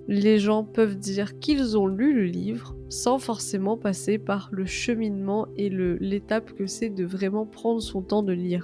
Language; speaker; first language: French; native; French